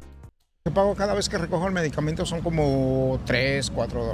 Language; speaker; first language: Spanish; non-native, learner; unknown